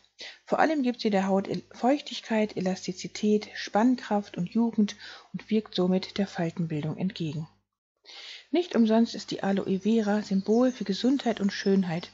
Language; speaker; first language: German; native; German